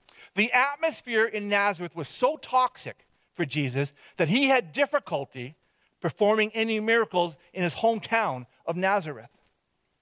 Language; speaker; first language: English; native; English